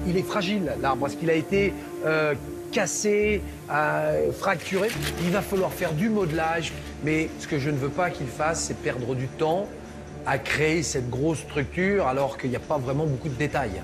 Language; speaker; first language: French; native; French